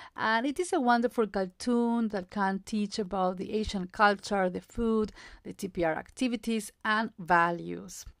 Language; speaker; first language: English; non-native, fluent; Spanish